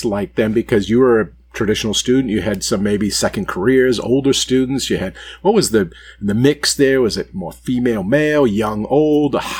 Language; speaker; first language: English; native; English